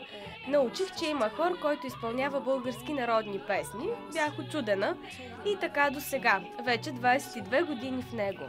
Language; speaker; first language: Bulgarian; non-native, fluent; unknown